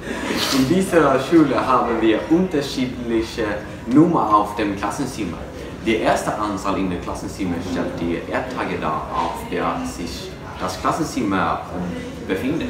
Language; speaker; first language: German; non-native, learner; Swedish